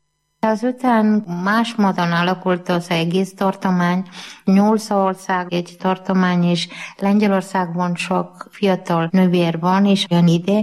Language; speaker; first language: Hungarian; non-native, learner; Malayalam